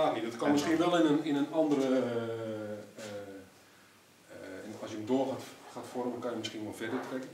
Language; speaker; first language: Dutch; native; Dutch